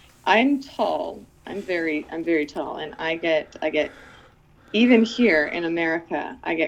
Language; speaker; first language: English; non-native, local second language; Filipino